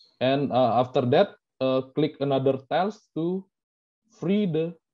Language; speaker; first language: English; non-native, learner; Indonesian